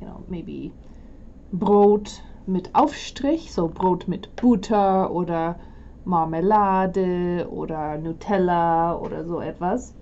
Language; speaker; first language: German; non-native, fluent; English